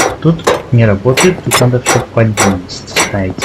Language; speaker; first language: Russian; native; Russian